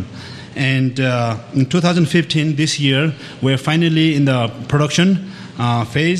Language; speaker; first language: English; non-native, local second language; Sherpa